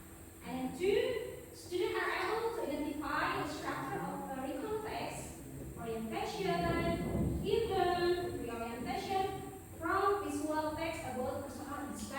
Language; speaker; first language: English; non-native, fluent; Indonesian